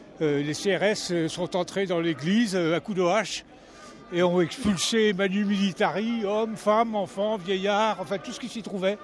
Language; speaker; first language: French; native; French